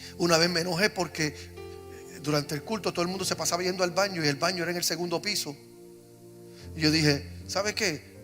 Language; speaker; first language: Spanish; early bilingual, heritage; English